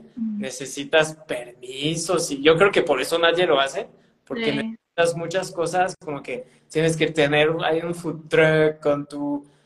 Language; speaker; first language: Spanish; non-native, fluent; French